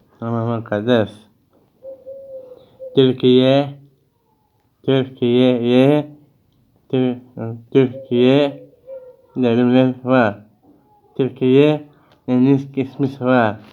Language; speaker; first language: Turkish; early bilingual, heritage; Turkish